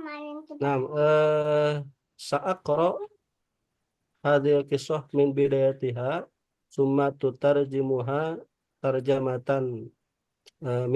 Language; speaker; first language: Arabic; non-native, fluent; Indonesian